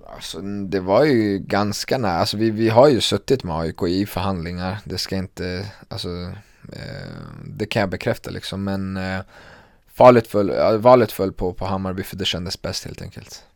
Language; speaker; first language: Swedish; early bilingual, other home language; Kurdish